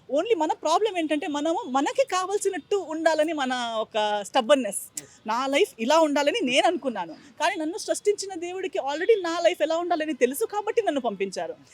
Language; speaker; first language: Telugu; non-native, fluent; Konkani